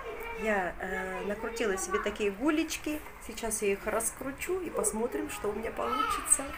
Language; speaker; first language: Russian; native; Russian